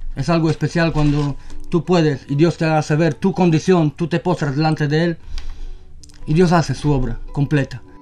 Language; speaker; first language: Spanish; non-native, fluent; Polish